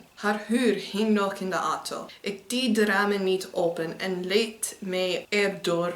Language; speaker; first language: Dutch; non-native, learner; English